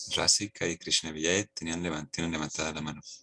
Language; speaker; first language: Spanish; native; Spanish